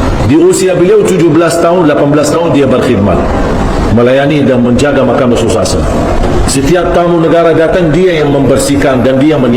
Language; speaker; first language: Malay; non-native, fluent; Arabic